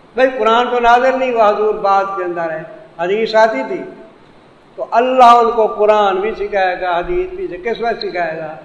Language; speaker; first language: Urdu; non-native, local second language; Saraiki